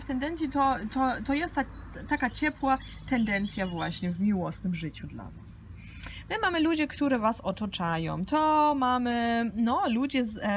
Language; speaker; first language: Polish; early bilingual, heritage; Polish